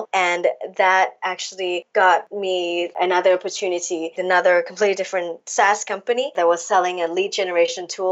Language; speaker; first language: English; non-native, local second language; Cantonese